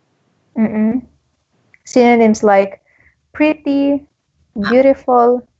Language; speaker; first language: English; non-native, local second language; Filipino